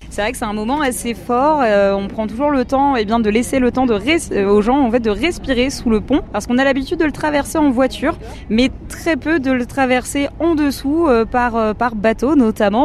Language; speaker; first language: French; native; French